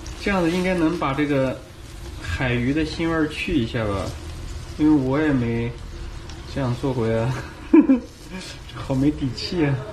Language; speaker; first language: Chinese; native; Chinese